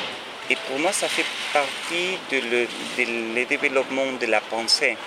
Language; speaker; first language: French; non-native, fluent; Spanish